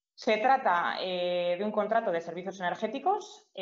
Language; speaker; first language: Spanish; native; Spanish